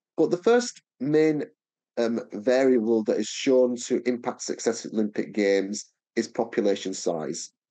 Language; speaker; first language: English; native; English